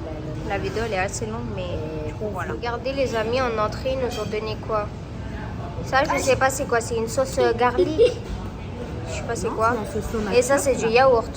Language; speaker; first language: French; native; French